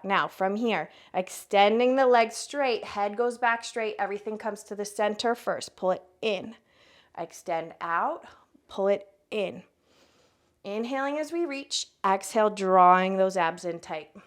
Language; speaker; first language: English; native; English